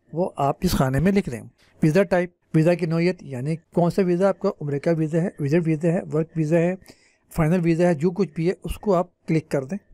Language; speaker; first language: Urdu; native; Urdu